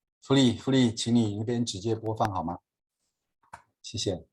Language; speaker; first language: Chinese; native; Chinese